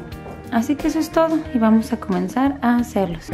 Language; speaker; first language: Spanish; native; Spanish